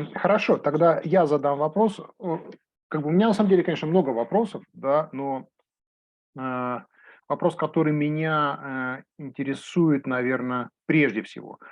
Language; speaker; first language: Russian; native; Russian